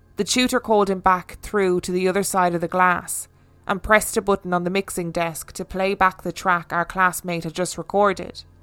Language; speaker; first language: English; native; English